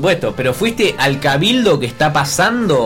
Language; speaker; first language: Spanish; native; Spanish